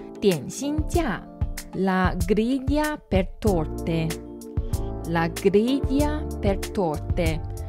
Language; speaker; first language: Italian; non-native, fluent; Chinese